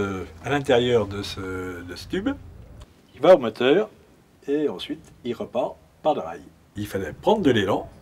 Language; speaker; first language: French; native; French